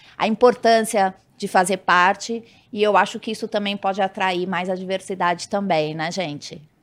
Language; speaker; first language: Portuguese; native; Portuguese